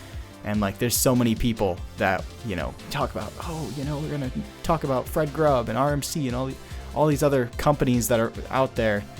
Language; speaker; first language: English; native; English